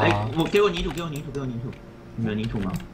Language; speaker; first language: Chinese; native; Chinese